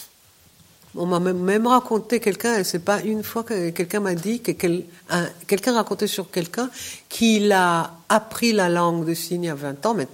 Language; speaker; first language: French; non-native, fluent; Hebrew